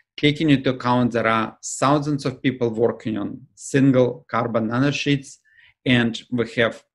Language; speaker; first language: English; non-native, fluent; Ukrainian